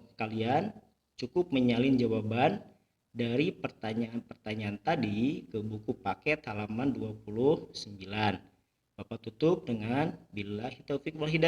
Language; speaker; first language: Indonesian; native; Indonesian